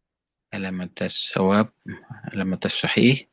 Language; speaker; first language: Arabic; non-native, fluent; Indonesian